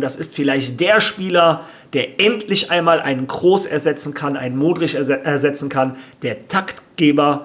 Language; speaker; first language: German; native; German